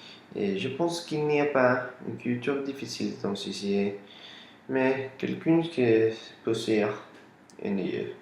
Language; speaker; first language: French; non-native, learner; Spanish